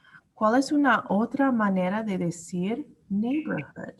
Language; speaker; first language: Spanish; non-native, learner; English